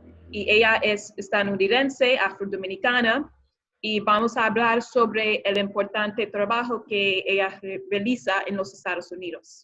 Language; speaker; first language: Spanish; non-native, fluent; English